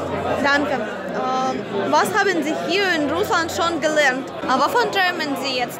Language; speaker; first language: German; non-native, fluent; Russian